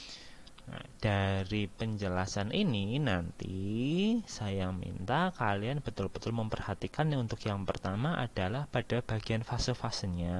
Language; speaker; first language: Indonesian; native; Indonesian